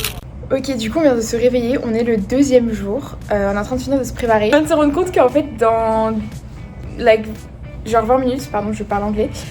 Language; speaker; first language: French; native; French